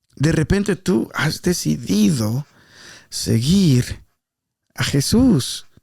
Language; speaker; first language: Spanish; native; Spanish